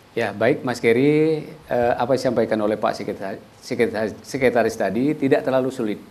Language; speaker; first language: Indonesian; native; Indonesian